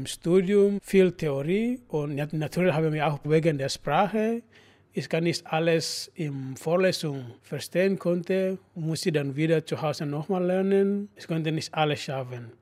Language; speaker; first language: German; non-native, learner; Indonesian